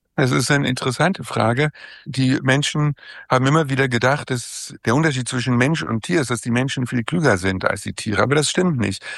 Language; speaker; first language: German; native; German